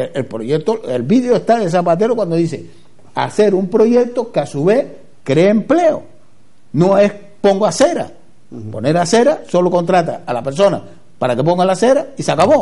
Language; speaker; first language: Spanish; native; Spanish